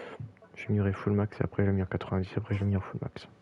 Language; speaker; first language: French; native; French